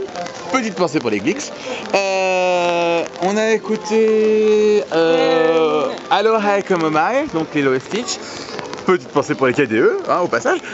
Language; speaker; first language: French; native; French